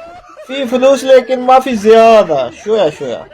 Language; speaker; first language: Arabic; non-native, learner; Amharic